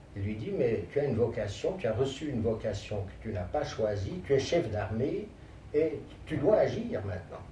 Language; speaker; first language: French; native; French